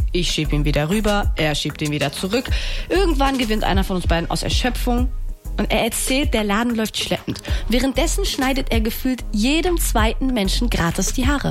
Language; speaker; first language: German; early bilingual, other home language; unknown